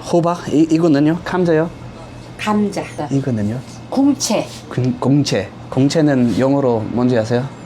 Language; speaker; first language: Korean; non-native, learner; English